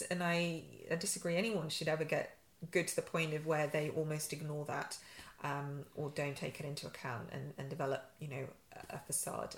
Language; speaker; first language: English; native; English